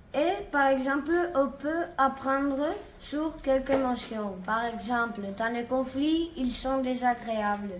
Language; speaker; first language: French; non-native, learner; Catalan